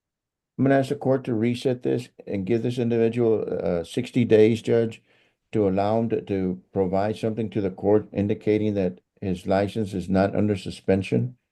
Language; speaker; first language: English; native; English